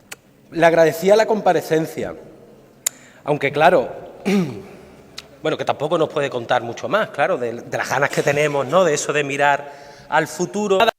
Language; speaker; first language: Spanish; native; Spanish